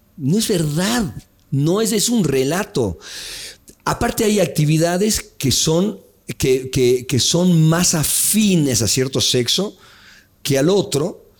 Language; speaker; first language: Spanish; native; Spanish